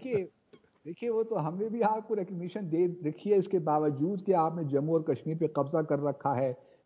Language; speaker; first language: Urdu; native; Urdu